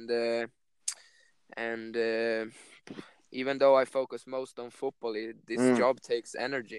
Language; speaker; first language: English; non-native, fluent; Swedish